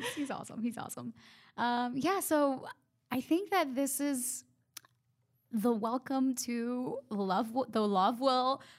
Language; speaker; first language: English; non-native, fluent; Spanish